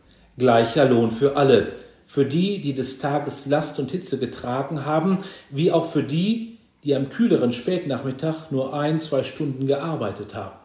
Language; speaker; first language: German; native; German